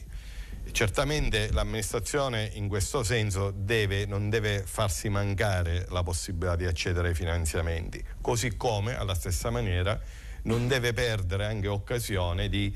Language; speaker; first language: Italian; native; Italian